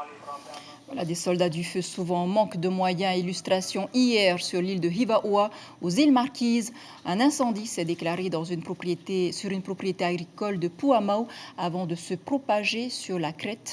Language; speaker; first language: French; native; French